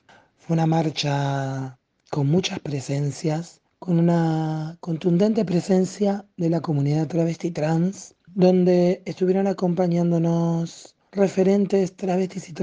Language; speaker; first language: Spanish; native; Spanish